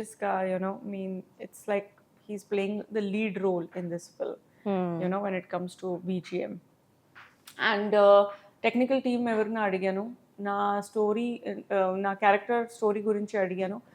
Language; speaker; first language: Telugu; non-native, learner; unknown